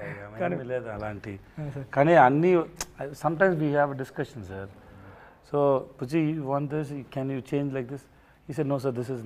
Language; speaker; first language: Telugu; non-native, learner; Tamil